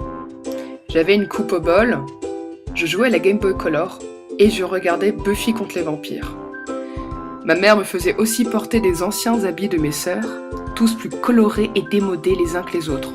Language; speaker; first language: French; native; French